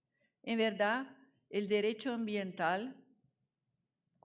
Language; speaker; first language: Spanish; non-native, learner; Portuguese